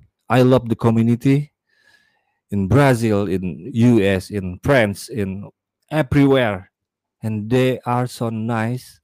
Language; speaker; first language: English; non-native, learner; Indonesian